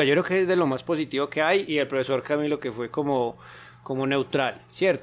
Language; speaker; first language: Spanish; native; Spanish